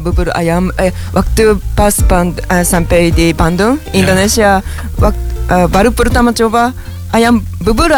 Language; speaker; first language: Indonesian; non-native, learner; Japanese